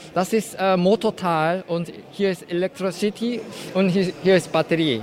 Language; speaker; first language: German; non-native, fluent; Korean